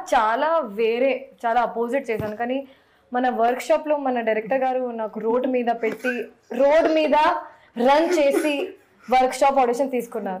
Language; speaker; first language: Telugu; non-native, learner; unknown